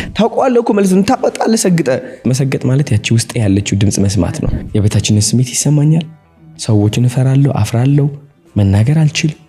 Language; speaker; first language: Amharic; non-native, local second language; Tigrinya